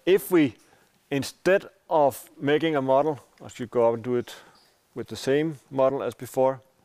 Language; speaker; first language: English; non-native, fluent; Danish